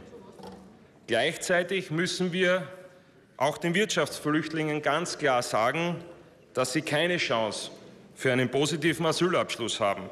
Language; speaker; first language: German; native; German